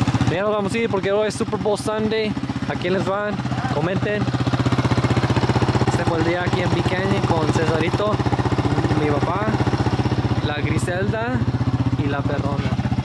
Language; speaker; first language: Spanish; early bilingual, heritage; Spanish